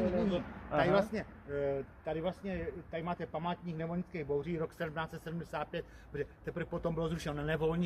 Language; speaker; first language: Czech; native; Czech